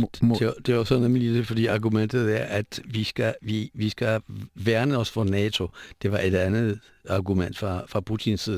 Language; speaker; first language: Danish; non-native, fluent; Polish